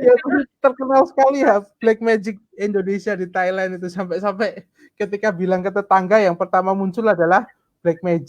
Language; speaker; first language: Indonesian; native; Indonesian